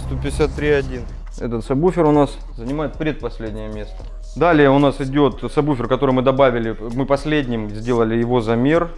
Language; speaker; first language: Russian; native; Russian